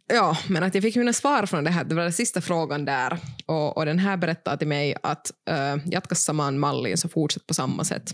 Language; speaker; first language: Swedish; non-native, local second language; Finnish